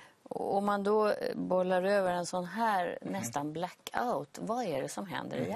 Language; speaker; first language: Swedish; native; Swedish